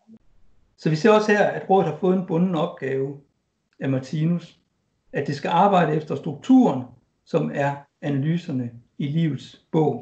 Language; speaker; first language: Danish; native; Danish